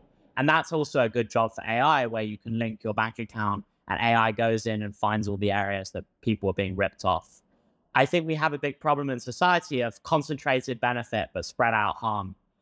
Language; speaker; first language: English; native; English